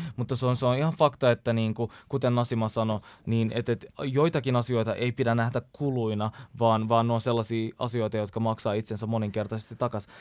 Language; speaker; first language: Finnish; early bilingual, other home language; Turkish